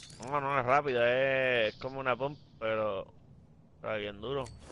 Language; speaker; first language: Spanish; early bilingual, heritage; Spanish